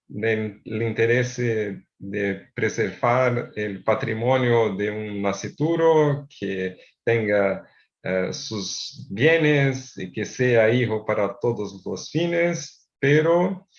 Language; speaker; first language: Spanish; non-native, fluent; Portuguese